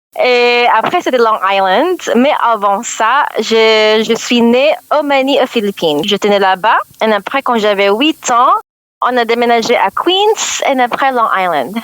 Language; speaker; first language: French; non-native, learner; English